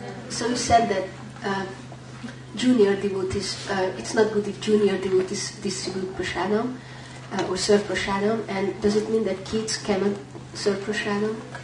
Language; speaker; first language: English; non-native, fluent; Hungarian